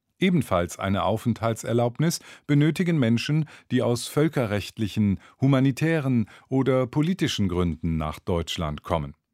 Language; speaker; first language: German; native; German